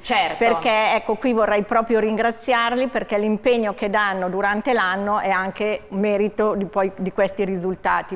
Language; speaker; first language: Italian; native; Italian